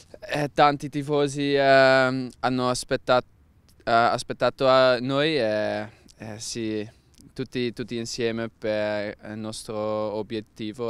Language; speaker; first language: Italian; non-native, learner; Dutch